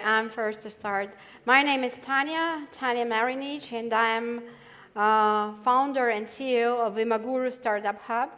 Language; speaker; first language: English; non-native, fluent; Russian